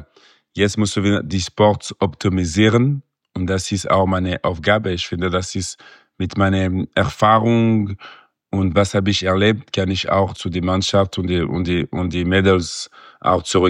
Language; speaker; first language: German; non-native, local second language; French